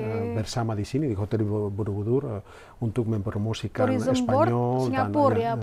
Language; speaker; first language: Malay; non-native, learner; Spanish